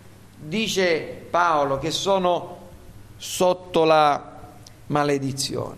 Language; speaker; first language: Italian; native; Italian